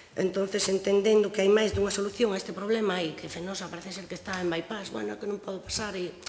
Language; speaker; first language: Galician; native; Galician